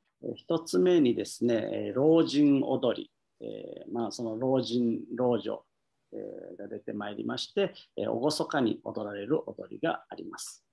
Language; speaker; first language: Japanese; native; Japanese